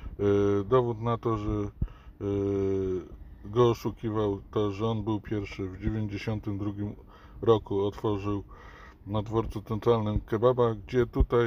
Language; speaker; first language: Polish; native; Polish